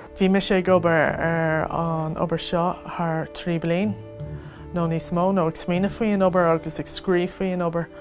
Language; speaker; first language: Irish; non-native, local second language; English